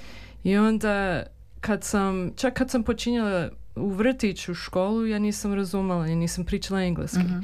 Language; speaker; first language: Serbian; early bilingual, heritage; Serbian